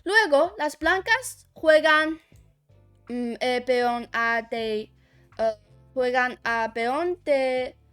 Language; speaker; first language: Spanish; non-native, learner; Chinese